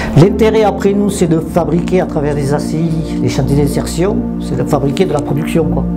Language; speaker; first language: French; native; French